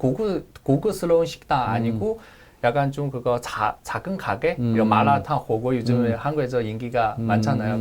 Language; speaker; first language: Korean; non-native, learner; Chinese